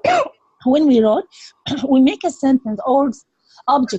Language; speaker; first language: English; non-native, learner; Arabic